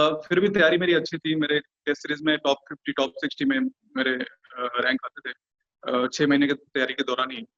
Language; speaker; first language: Hindi; non-native, local second language; Bhojpuri